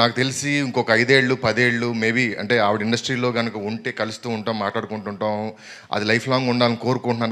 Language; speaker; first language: Telugu; native; Telugu